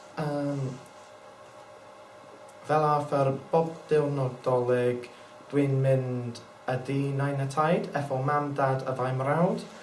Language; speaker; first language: Welsh; non-native, learner; English